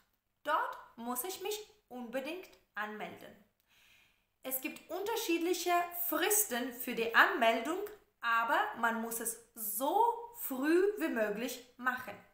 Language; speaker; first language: German; non-native, fluent; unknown